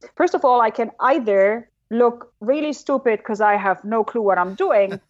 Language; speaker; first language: English; non-native, fluent; German